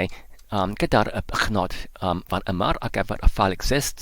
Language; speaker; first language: Welsh; non-native, learner; English